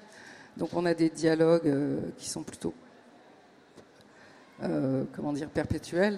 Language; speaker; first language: French; native; French